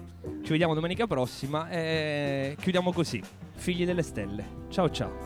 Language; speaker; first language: Italian; native; Italian